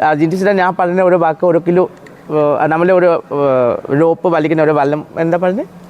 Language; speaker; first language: Malayalam; non-native, local second language; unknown